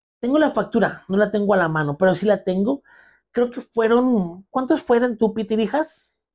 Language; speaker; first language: Spanish; native; Spanish